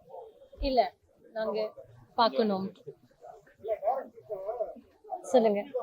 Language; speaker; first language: Tamil; non-native, learner; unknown